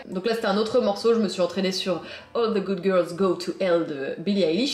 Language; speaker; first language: French; native; French